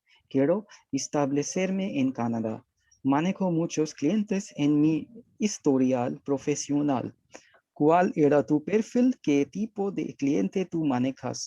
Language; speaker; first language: Spanish; non-native, learner; Hindi